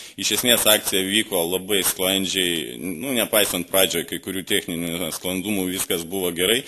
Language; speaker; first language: Lithuanian; native; Lithuanian